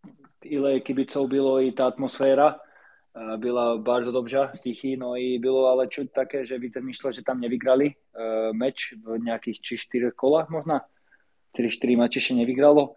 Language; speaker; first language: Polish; non-native, learner; Slovak